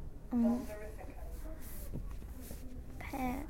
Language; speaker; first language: French; non-native, learner; English